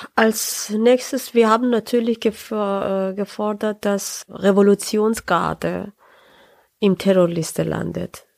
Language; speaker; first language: German; non-native, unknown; Persian